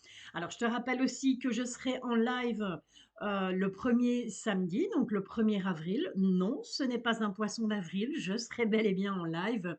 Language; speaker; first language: French; native; French